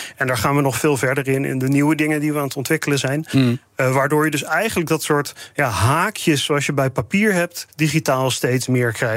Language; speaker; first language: Dutch; native; Dutch